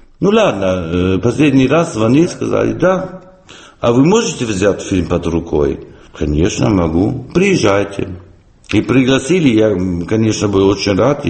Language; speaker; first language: Russian; non-native, fluent; German